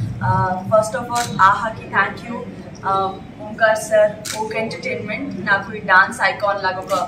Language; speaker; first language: Telugu; non-native, fluent; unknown